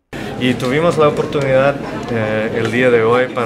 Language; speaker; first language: Spanish; non-native, fluent; English